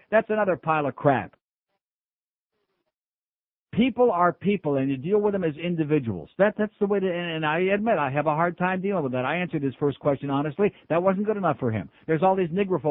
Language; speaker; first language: English; native; English